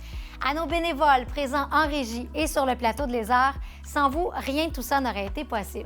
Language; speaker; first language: French; native; French